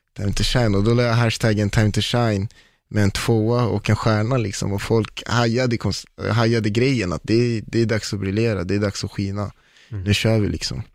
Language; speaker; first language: Swedish; early bilingual, other home language; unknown